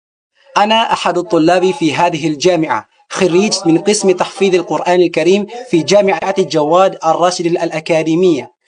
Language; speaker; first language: Arabic; non-native, fluent; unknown